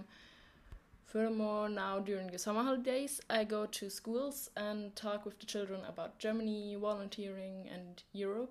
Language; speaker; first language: English; non-native, fluent; German